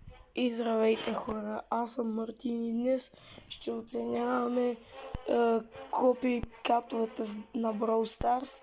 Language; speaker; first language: Bulgarian; native; Bulgarian